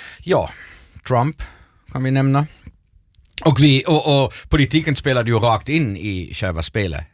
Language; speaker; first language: Swedish; non-native, fluent; German